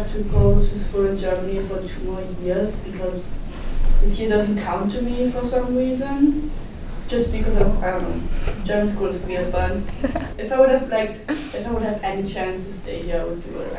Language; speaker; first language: English; non-native, fluent; Italian